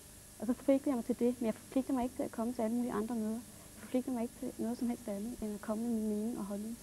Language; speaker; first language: Danish; native; Danish